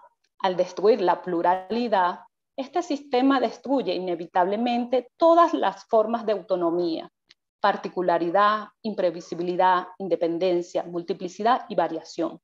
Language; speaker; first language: Spanish; native; Spanish